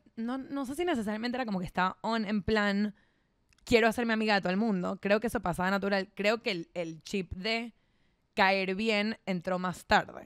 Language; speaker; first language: Spanish; native; Spanish